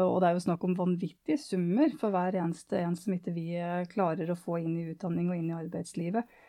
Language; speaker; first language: Norwegian; native; Norwegian